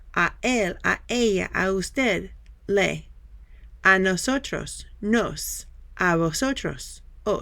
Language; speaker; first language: Spanish; non-native, fluent; English